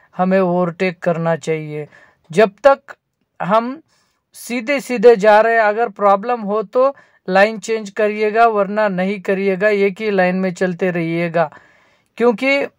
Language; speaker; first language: Hindi; non-native, local second language; Marathi